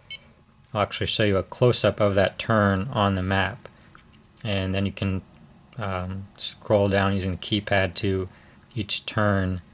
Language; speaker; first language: English; native; English